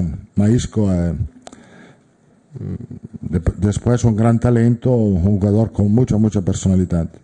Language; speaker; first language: Spanish; non-native, fluent; Italian